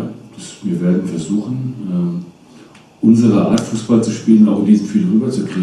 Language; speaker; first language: German; native; German